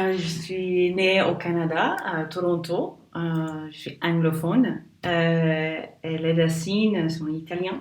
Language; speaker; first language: French; non-native, learner; English